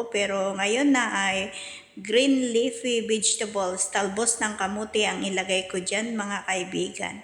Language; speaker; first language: Filipino; non-native, local second language; Cebuano